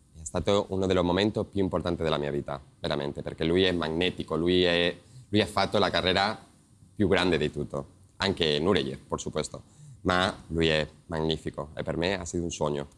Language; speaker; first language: Italian; non-native, learner; Spanish